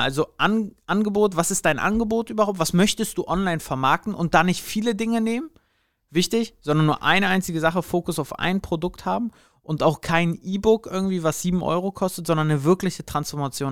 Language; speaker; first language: German; native; German